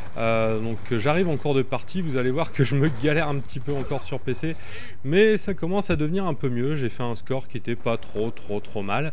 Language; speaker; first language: French; native; French